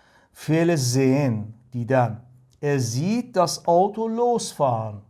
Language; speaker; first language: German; non-native, fluent; Persian